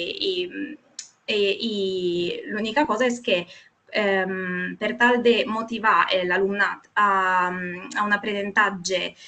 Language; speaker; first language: Catalan; non-native, fluent; Italian